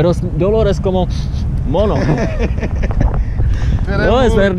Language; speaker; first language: Spanish; non-native, learner; Czech